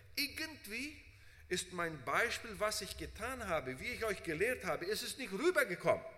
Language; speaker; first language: German; early bilingual, heritage; Portuguese